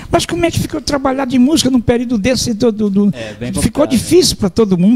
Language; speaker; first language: Portuguese; native; Portuguese